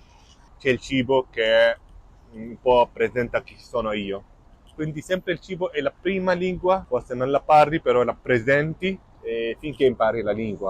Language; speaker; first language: Italian; non-native, fluent; Arabic